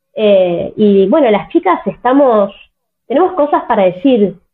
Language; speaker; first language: Spanish; native; Spanish